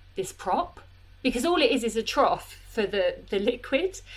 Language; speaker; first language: English; native; English